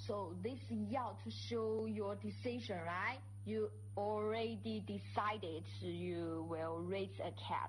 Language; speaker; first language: English; non-native, fluent; Chinese